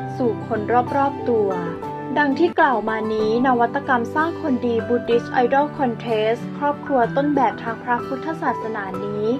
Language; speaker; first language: Thai; native; Thai